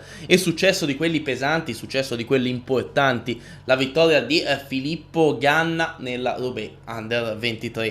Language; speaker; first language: Italian; native; Italian